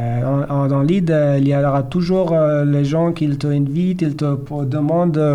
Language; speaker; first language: French; non-native, learner; Persian